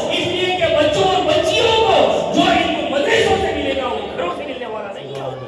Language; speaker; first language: Urdu; non-native, local second language; Gujarati